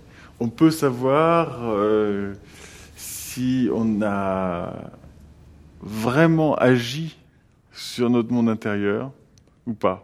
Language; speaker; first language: French; native; French